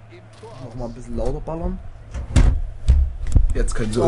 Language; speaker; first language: German; native; German